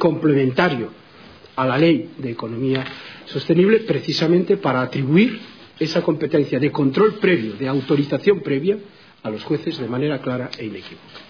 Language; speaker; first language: Spanish; native; Spanish